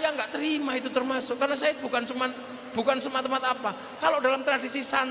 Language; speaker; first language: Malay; non-native, local second language; Javanese